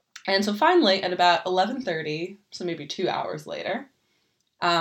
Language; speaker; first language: English; native; English